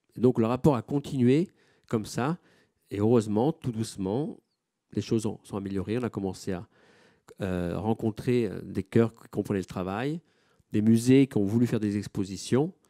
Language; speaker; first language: French; non-native, fluent; Italian